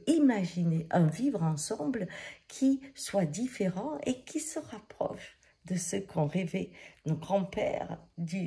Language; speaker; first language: French; native; French